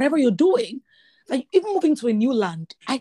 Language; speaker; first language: English; non-native, local second language; Yoruba